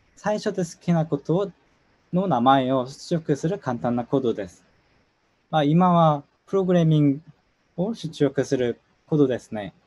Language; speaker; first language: Japanese; non-native, learner; Korean